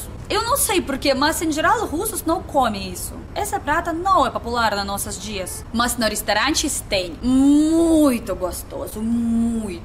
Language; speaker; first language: Portuguese; non-native, learner; Russian